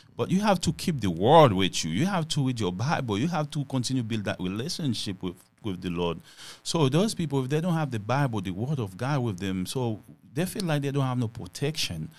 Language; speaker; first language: English; non-native, fluent; Haitian Creole